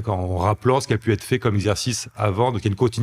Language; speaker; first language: French; native; French